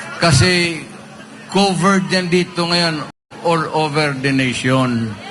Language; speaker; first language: Filipino; non-native, local second language; Cebuano